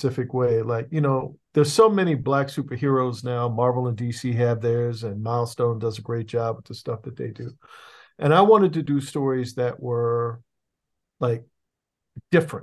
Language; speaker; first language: English; native; English